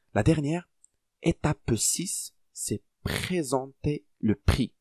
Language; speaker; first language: French; non-native, local second language; Arabic